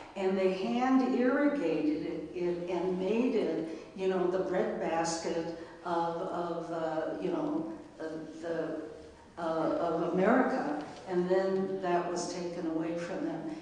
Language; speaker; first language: English; native; English